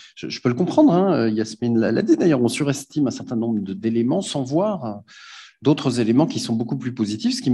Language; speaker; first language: French; native; French